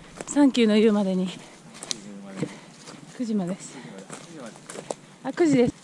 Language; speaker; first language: Japanese; native; Japanese